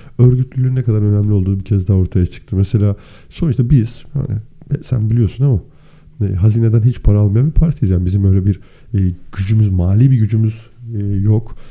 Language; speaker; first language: Turkish; native; Turkish